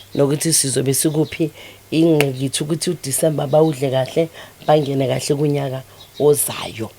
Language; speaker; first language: Zulu; native; Zulu